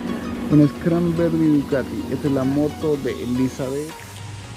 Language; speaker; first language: Spanish; native; Spanish